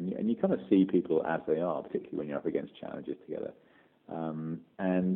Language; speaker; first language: English; native; English